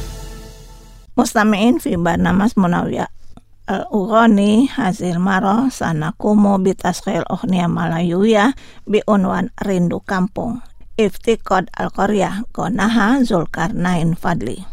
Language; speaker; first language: Arabic; non-native, fluent; Indonesian